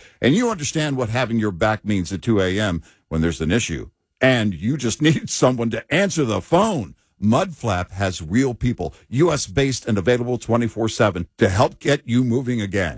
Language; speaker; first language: English; native; English